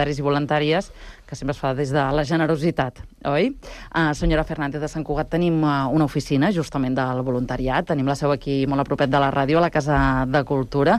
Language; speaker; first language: Catalan; native; Catalan